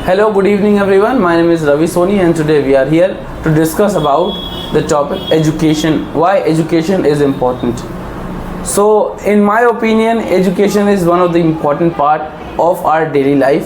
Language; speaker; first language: English; non-native, local second language; Hindi